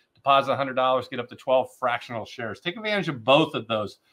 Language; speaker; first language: English; native; English